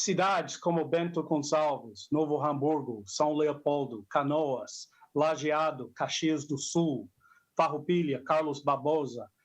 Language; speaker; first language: Portuguese; non-native, fluent; English